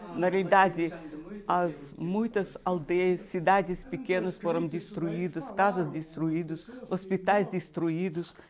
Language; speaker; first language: Portuguese; non-native, fluent; Russian